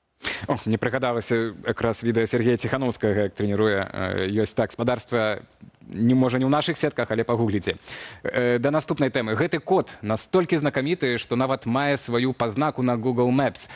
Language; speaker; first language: Belarusian; native; Belarusian